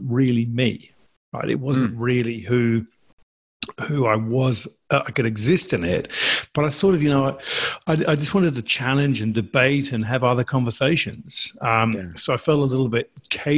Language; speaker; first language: English; native; English